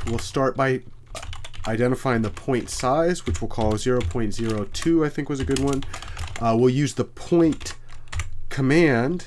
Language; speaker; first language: English; native; English